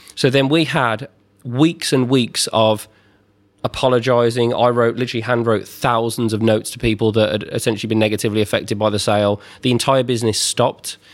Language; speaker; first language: English; native; English